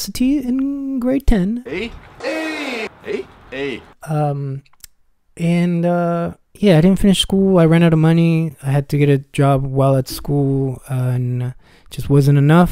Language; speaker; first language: English; early bilingual, other home language; Spanish